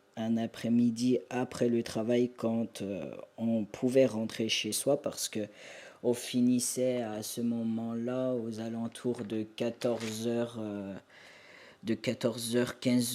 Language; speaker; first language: French; native; French